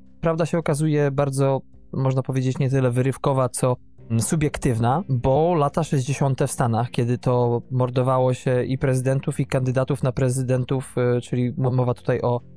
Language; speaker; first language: Polish; native; Polish